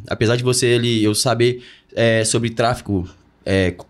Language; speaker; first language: Portuguese; native; Portuguese